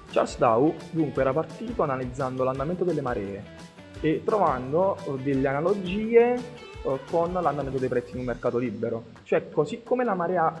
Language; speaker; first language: Italian; native; Italian